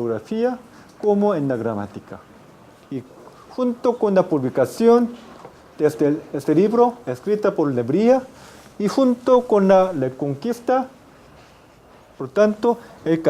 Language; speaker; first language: Spanish; non-native, fluent; Korean